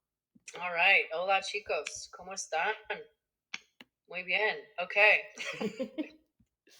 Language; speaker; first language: Spanish; non-native, fluent; English